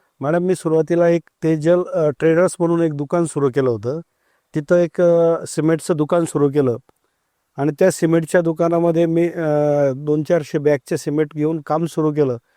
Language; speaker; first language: Marathi; native; Marathi